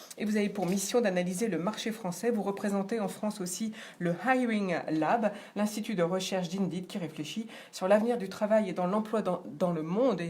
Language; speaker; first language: French; native; French